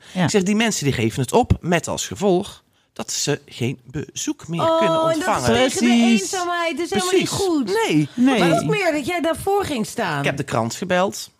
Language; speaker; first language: Dutch; native; Dutch